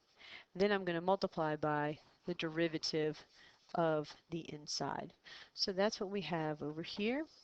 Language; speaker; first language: English; native; English